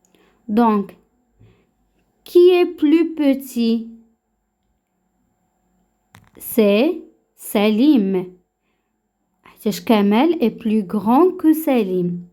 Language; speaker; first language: French; non-native, local second language; Arabic